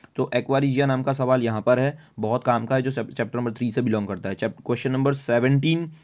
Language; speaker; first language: Hindi; non-native, local second language; Gujarati